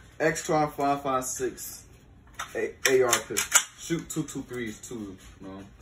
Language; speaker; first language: English; native; English